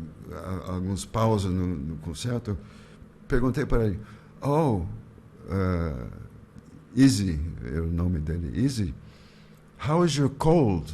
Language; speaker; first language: Portuguese; non-native, fluent; English